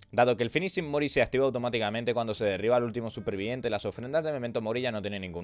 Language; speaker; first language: Spanish; native; Spanish